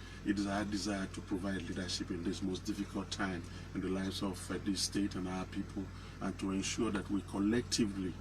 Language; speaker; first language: English; non-native, local second language; Yoruba